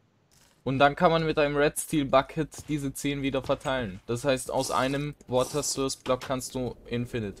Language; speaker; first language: German; native; German